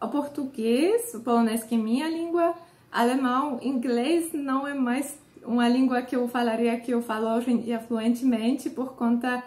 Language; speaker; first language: Portuguese; non-native, fluent; Polish